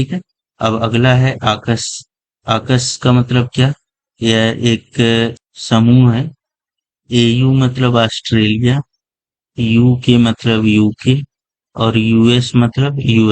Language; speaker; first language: Hindi; native; Hindi